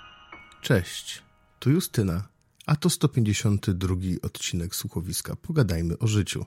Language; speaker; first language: Polish; native; Polish